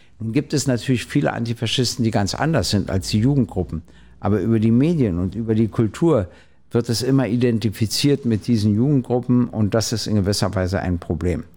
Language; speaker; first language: German; native; German